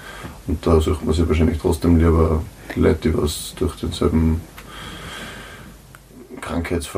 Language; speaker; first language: German; native; German